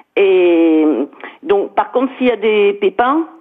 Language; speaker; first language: French; native; French